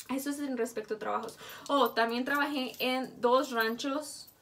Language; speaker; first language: Spanish; native; Spanish